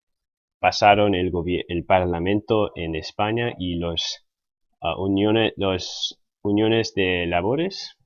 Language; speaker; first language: Spanish; non-native, fluent; English